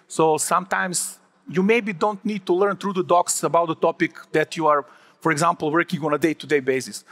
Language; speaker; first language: English; non-native, fluent; Serbian